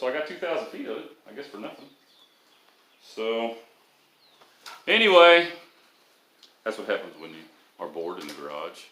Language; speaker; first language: English; native; English